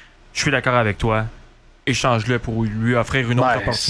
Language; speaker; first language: French; native; French